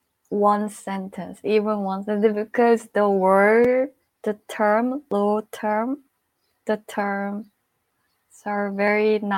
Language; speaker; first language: English; non-native, fluent; Korean